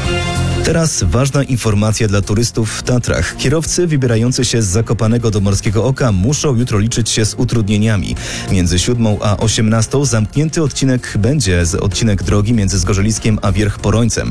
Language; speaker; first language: Polish; native; Polish